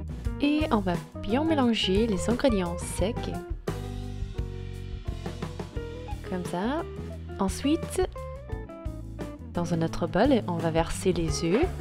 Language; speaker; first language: French; non-native, fluent; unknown